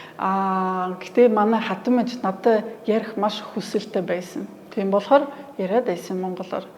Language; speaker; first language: Mongolian; non-native, fluent; Polish